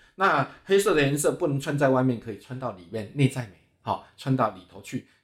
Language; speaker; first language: Chinese; native; Chinese